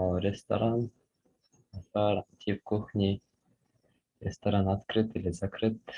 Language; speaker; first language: Russian; non-native, local second language; Kyrgyz